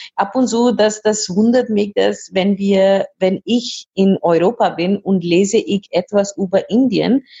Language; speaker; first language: German; non-native, fluent; Hindi